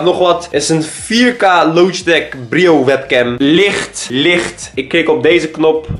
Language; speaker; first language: Dutch; native; Dutch